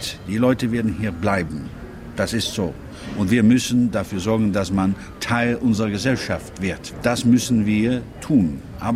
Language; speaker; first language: German; non-native, fluent; Dutch